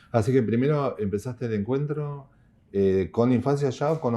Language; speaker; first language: Spanish; native; Spanish